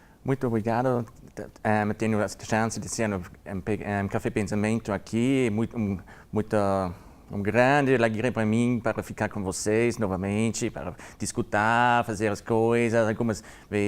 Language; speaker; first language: Portuguese; non-native, learner; German